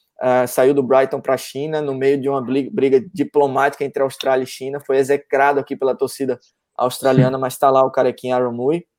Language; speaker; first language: Portuguese; native; Portuguese